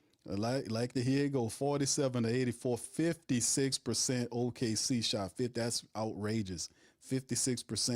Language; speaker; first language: English; native; English